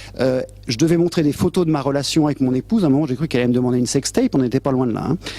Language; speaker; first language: French; native; French